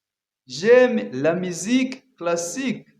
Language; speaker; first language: French; non-native, learner; Kinyarwanda